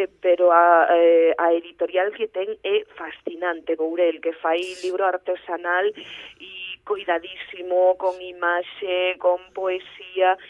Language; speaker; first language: Galician; early bilingual, heritage; Galician